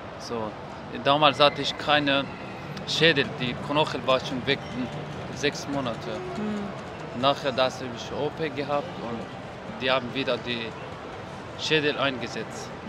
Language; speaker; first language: German; non-native, learner; Persian